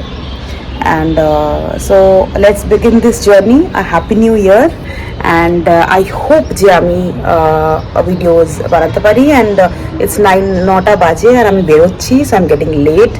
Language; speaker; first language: Bangla; non-native, fluent; Hindi